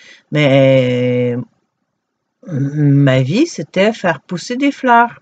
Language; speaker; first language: French; native; French